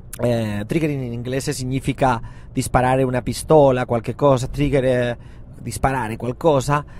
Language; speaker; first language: Italian; non-native, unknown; Spanish